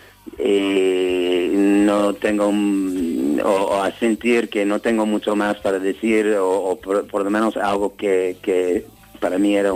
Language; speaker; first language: Spanish; non-native, learner; English